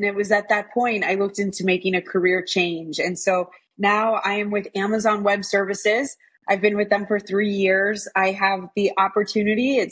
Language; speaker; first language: English; native; English